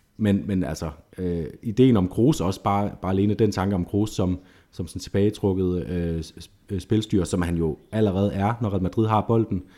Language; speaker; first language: Danish; native; Danish